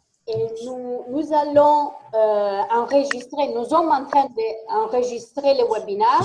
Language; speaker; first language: French; non-native, fluent; Italian